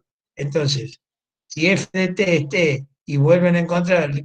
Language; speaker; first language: Spanish; native; Spanish